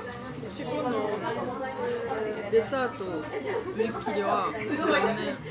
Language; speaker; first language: Japanese; non-native, learner; French